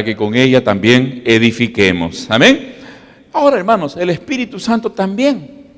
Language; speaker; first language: Spanish; native; Spanish